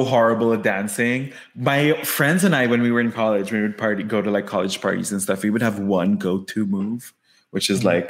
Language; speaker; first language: English; non-native, local second language; Filipino